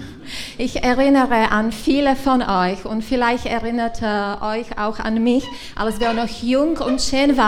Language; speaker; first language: German; non-native, learner; Czech